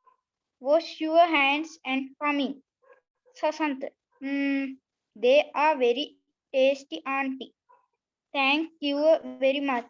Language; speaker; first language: English; non-native, learner; Sinhala